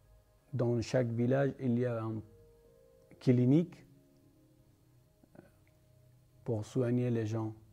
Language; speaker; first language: French; non-native, learner; Persian